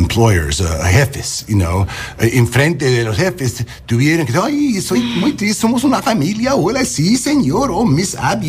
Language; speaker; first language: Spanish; non-native, learner; English